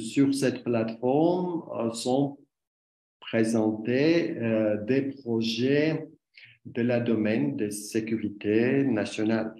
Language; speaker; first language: French; non-native, learner; Armenian